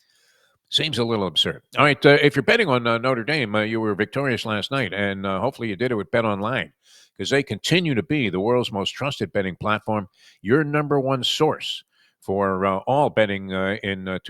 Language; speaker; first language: English; native; English